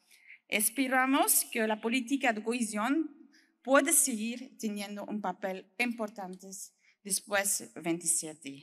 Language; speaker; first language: Spanish; non-native, learner; French